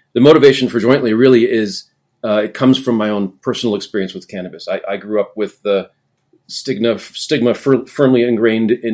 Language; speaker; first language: English; native; English